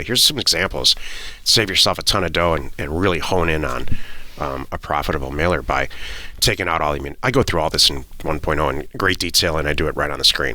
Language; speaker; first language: English; native; English